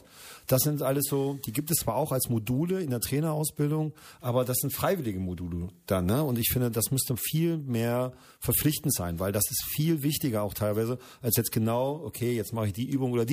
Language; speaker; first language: German; native; German